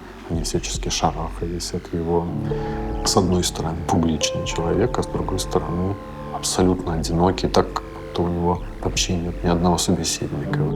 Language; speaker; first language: Russian; native; Russian